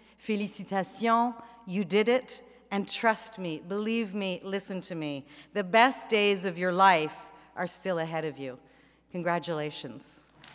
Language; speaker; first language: English; native; English